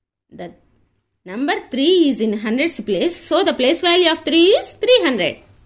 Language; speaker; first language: English; non-native, local second language; Telugu